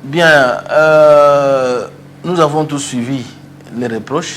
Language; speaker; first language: French; non-native, local second language; Luba-Lulua